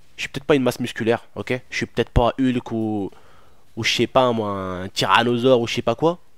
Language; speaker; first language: French; early bilingual, other home language; Arabic